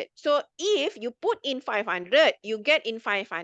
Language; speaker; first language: English; non-native, local second language; Malay